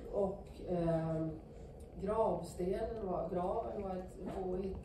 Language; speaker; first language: Swedish; native; Swedish